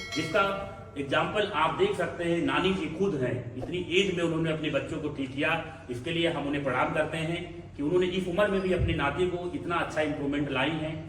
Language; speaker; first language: Hindi; native; Hindi